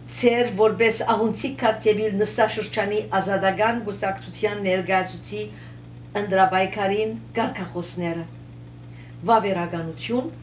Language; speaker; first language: Armenian; early bilingual, heritage; Armenian